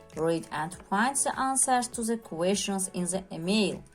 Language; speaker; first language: English; non-native, fluent; Azerbaijani